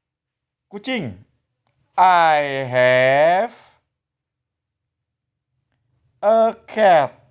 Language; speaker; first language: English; non-native, fluent; Indonesian